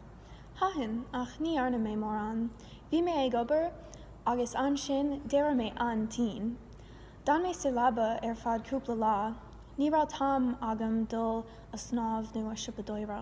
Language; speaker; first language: Irish; non-native, learner; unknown